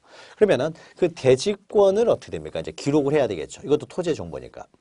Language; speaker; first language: Korean; native; Korean